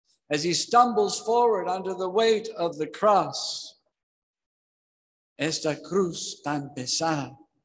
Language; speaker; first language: English; native; English